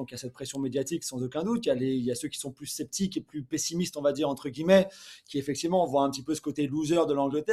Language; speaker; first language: French; native; French